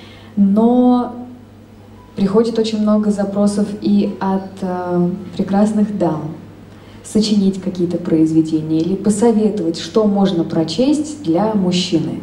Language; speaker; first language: Russian; native; Russian